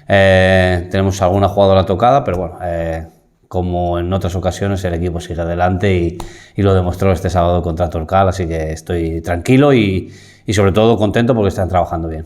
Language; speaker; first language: Spanish; native; Spanish